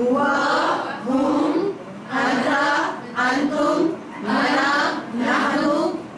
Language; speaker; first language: Arabic; non-native, learner; Urdu